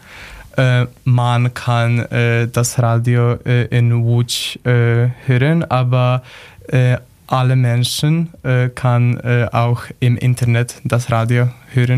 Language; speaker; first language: German; non-native, learner; Polish